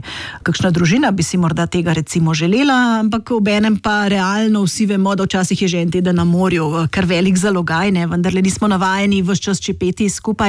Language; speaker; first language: Slovenian; native; Slovenian